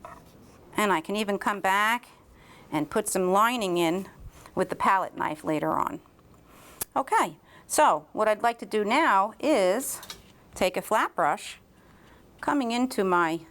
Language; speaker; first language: English; native; English